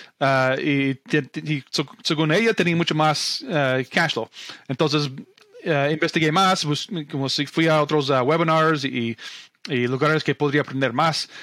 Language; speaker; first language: Spanish; non-native, fluent; English